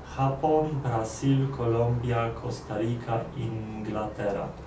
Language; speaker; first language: Spanish; non-native, learner; Polish